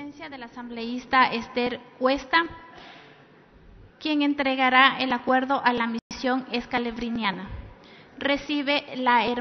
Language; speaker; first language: Spanish; native; Spanish